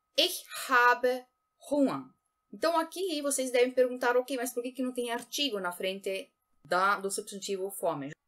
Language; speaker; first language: Portuguese; native; Portuguese